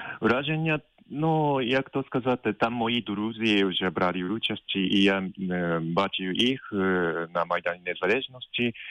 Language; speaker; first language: Ukrainian; non-native, fluent; Japanese